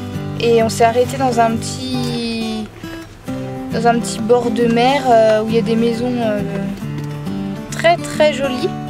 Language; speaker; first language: French; native; French